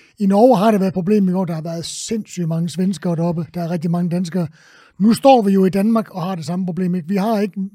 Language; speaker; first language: Danish; native; Danish